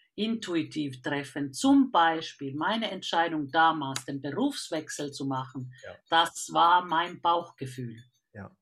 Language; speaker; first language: German; non-native, fluent; Finnish